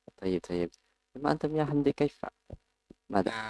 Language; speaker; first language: Arabic; non-native, learner; Indonesian